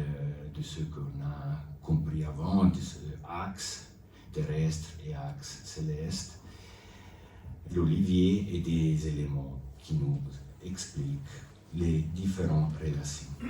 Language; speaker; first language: French; non-native, local second language; Italian